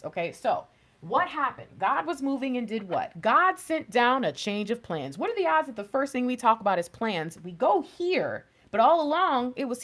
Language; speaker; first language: English; native; English